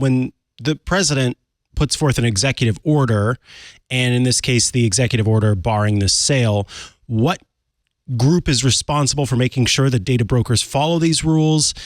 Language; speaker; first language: English; native; English